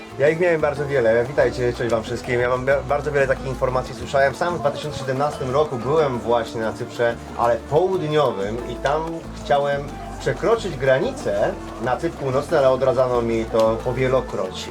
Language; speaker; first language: Polish; native; Polish